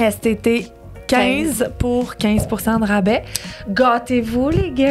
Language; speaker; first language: French; native; French